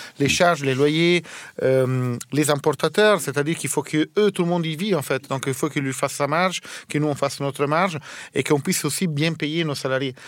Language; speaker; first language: French; non-native, fluent; Italian